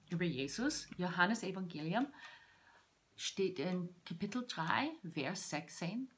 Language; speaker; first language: German; non-native, fluent; English